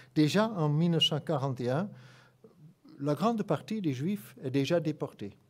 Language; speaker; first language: French; non-native, fluent; Dutch